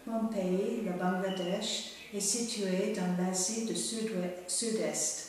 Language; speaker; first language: French; non-native, fluent; Bangla